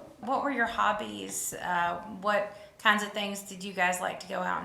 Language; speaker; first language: English; native; English